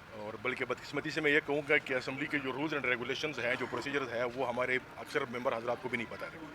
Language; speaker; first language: Urdu; non-native, local second language; Pashto